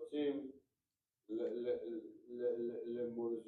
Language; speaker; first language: Hebrew; non-native, learner; English